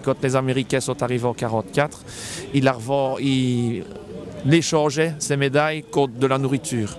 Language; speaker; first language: French; native; French